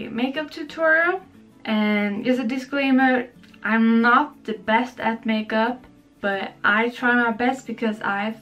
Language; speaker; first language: English; non-native, fluent; Swedish